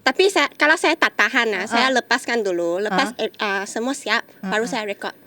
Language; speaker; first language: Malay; non-native, local second language; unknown